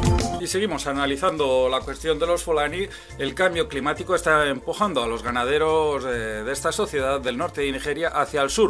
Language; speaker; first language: Spanish; native; Spanish